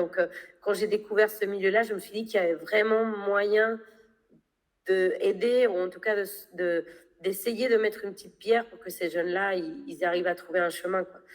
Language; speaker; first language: French; non-native, fluent; Spanish